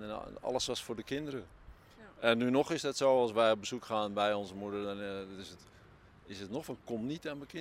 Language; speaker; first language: Dutch; native; Dutch